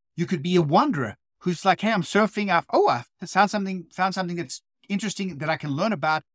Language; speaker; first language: English; native; English